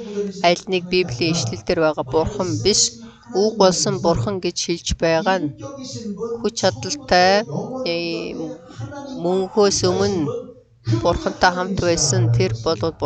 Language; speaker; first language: Mongolian; early bilingual, other home language; Korean